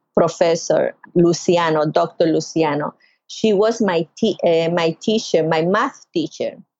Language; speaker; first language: English; non-native, learner; Spanish